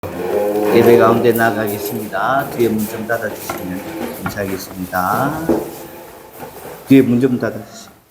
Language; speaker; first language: Korean; native; Korean